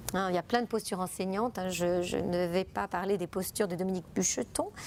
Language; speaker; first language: French; non-native, fluent; Italian